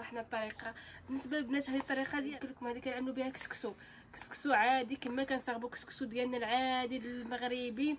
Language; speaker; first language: Arabic; native; Arabic